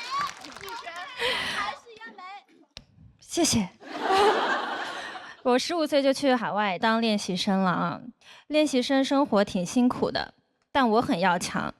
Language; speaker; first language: Chinese; native; Chinese